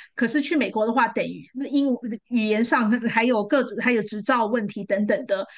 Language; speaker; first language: Chinese; native; Chinese